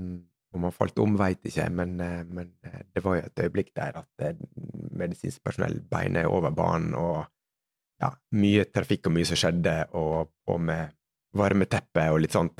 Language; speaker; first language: Norwegian; native; Norwegian